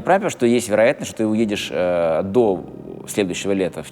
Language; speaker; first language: Russian; native; Russian